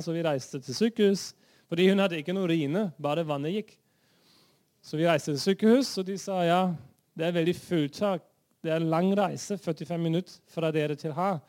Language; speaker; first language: Norwegian; non-native, fluent; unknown